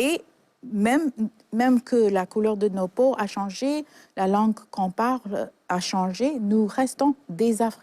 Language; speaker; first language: French; non-native, fluent; English